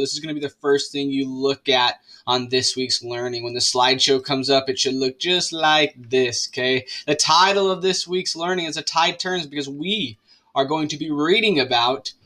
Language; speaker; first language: English; native; English